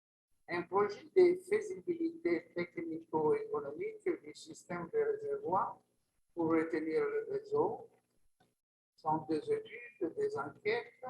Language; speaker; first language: French; non-native, learner; Italian